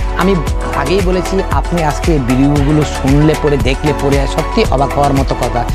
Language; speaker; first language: Bangla; non-native, local second language; Kok Borok